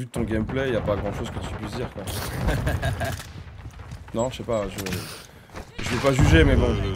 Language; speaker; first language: French; native; French